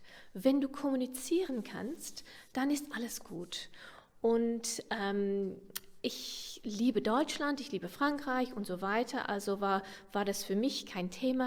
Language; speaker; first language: German; non-native, fluent; English